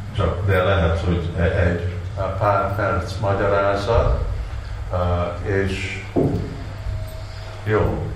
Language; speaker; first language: Hungarian; non-native, learner; Russian